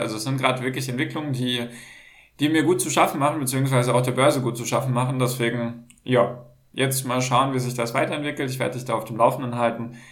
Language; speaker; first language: German; native; German